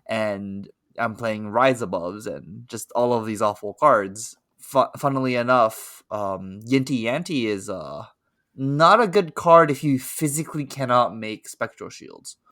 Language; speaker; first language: English; native; English